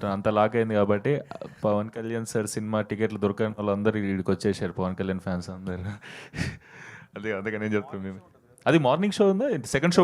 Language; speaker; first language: Telugu; native; Telugu